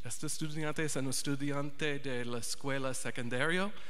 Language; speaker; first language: Spanish; non-native, learner; English